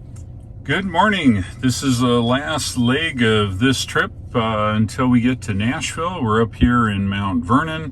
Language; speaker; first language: English; native; English